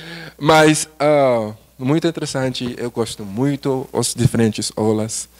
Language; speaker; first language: Portuguese; non-native, learner; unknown